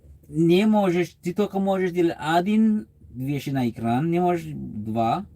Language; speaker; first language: Russian; non-native, learner; English